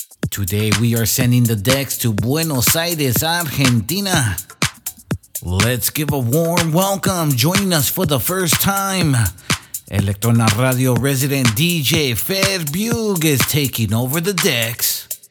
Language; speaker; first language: English; early bilingual, other home language; Spanish